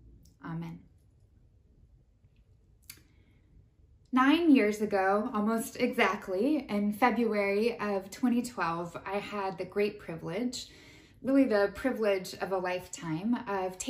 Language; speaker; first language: English; native; English